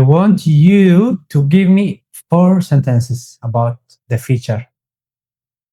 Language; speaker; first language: English; non-native, fluent; Tigrinya